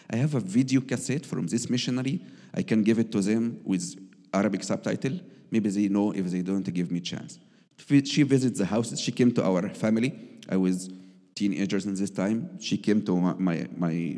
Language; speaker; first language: English; non-native, learner; Arabic